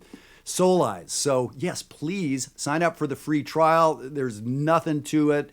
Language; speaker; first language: English; native; English